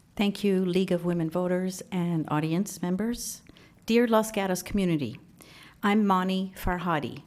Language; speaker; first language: English; early bilingual, other home language; Persian